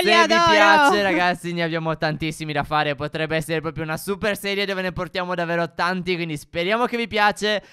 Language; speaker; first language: Italian; native; Italian